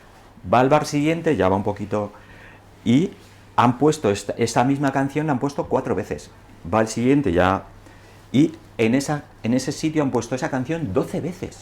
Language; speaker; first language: Spanish; native; Spanish